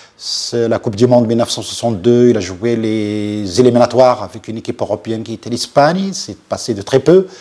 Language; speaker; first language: French; non-native, local second language; Arabic